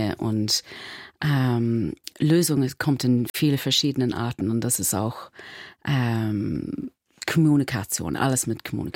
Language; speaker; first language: German; non-native, fluent; English